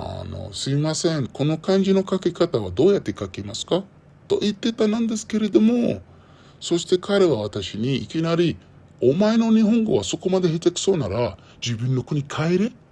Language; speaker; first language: Japanese; non-native, learner; Arabic